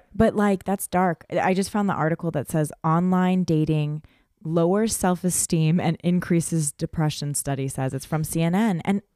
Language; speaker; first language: English; native; English